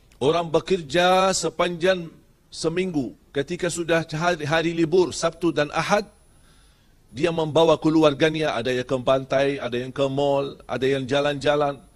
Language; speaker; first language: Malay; non-native, fluent; Arabic